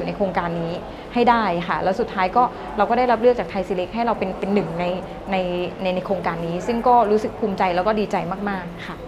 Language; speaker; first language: Thai; native; Thai